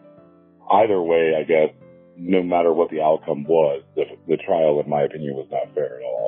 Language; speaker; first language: English; native; English